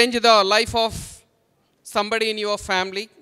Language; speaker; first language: English; non-native, local second language; Telugu